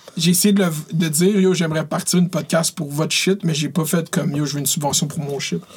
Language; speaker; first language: French; early bilingual, other home language; Arabic